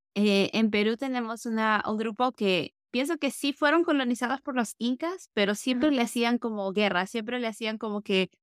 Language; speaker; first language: Spanish; early bilingual, heritage; Spanish